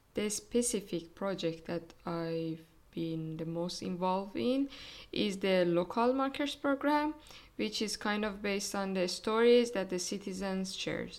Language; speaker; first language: English; non-native, fluent; Persian